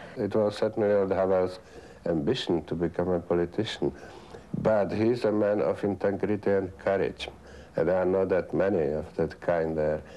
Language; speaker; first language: English; non-native, fluent; Czech